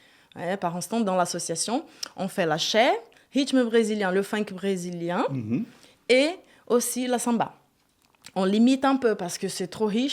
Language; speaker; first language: French; non-native, fluent; Portuguese